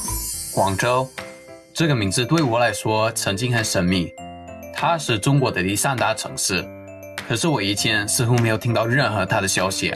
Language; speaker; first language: Chinese; non-native, fluent; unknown